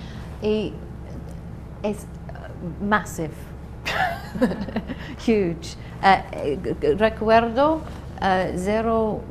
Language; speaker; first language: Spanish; non-native, learner; English